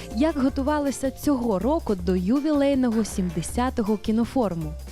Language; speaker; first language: Ukrainian; native; Ukrainian